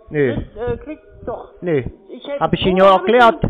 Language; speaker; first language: German; native; German